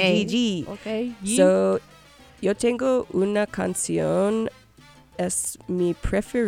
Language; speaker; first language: Spanish; non-native, learner; English